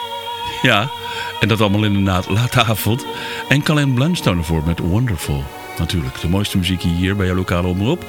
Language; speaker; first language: Dutch; native; Dutch